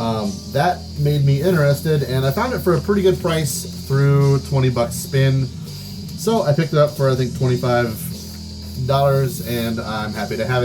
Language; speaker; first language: English; native; English